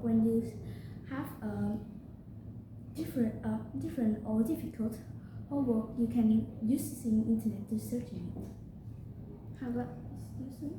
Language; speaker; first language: English; non-native, learner; Vietnamese